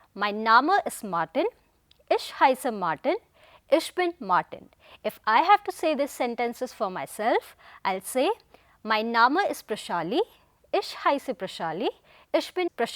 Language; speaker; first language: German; non-native, fluent; Hindi